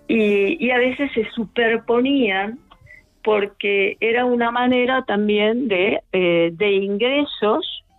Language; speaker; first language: Spanish; native; Spanish